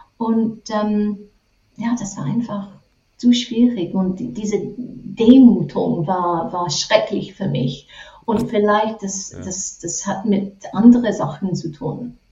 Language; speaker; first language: German; non-native, fluent; English